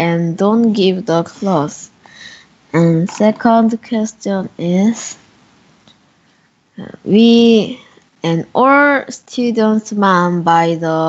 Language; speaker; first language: English; non-native, learner; Korean